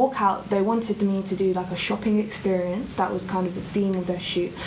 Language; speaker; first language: English; native; English